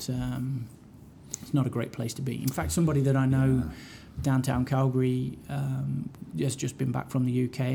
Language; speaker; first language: English; native; English